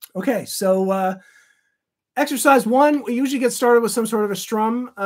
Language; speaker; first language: English; native; English